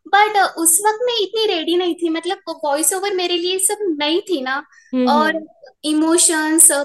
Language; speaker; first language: Hindi; non-native, local second language; Marathi